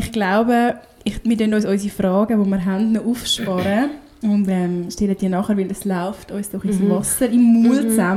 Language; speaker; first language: German; native; German